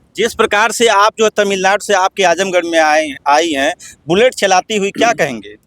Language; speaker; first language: Hindi; native; Hindi